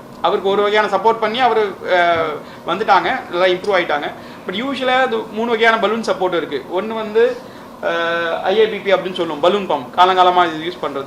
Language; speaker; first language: Tamil; native; Tamil